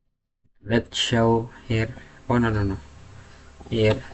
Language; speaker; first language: English; non-native, learner; Indonesian